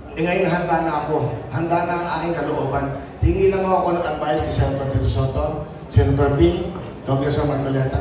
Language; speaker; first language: Filipino; native; Filipino